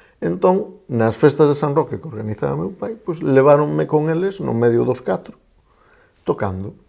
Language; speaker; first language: Galician; non-native, local second language; Spanish